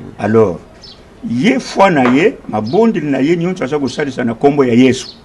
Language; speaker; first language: Lingala; non-native, local second language; Kongo